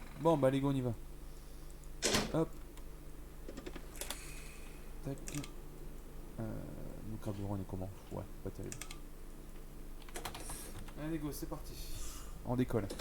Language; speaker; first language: French; native; French